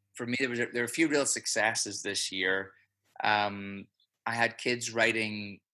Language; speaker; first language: English; native; English